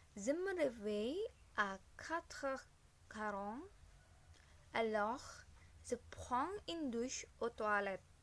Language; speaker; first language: French; non-native, learner; Indonesian